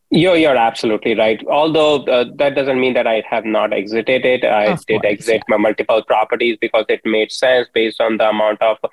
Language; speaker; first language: English; non-native, local second language; Hindi